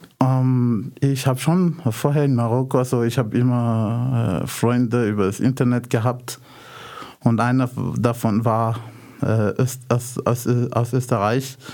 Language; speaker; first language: German; non-native, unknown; Arabic